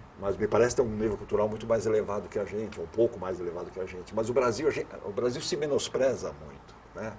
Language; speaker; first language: Portuguese; native; Portuguese